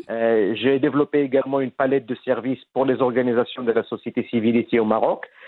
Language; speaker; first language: French; non-native, fluent; Arabic